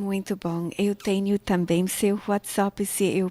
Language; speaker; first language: Portuguese; non-native, learner; English